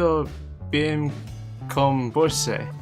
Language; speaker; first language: Portuguese; non-native, learner; English